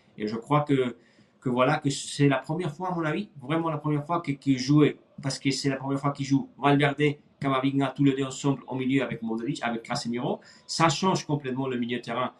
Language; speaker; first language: French; non-native, fluent; Spanish